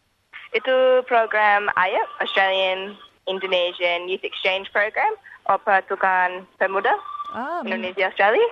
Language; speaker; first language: Indonesian; non-native, learner; English